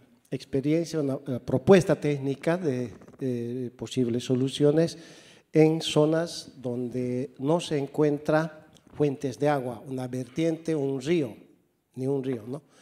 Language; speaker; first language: Spanish; native; Spanish